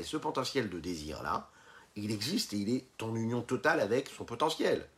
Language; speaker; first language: French; native; French